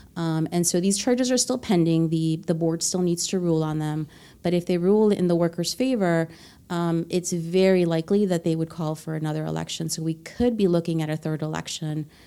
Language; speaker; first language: English; non-native, fluent; Spanish